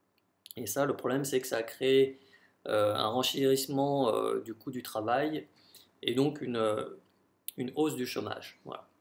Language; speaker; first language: French; native; French